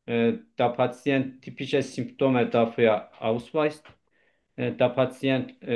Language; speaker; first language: German; non-native, learner; Turkish